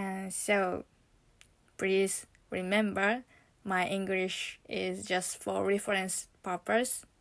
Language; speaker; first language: English; non-native, learner; Japanese